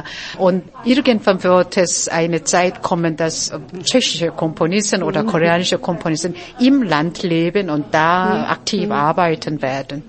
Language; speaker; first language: German; non-native, fluent; Korean